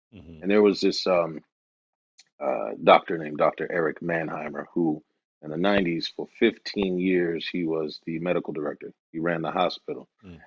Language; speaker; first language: English; native; English